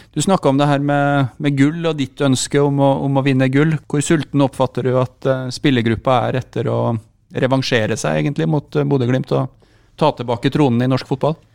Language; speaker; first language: Norwegian; native; Norwegian